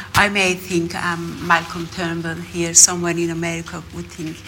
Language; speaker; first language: English; non-native, fluent; Persian